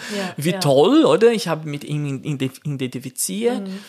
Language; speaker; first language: German; non-native, fluent; Portuguese